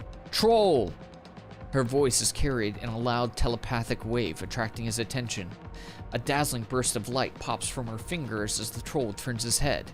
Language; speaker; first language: English; native; English